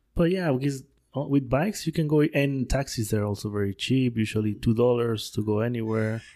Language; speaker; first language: English; non-native, fluent; Spanish